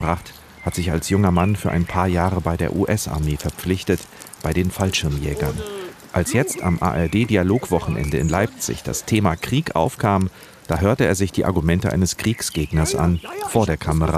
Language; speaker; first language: German; native; German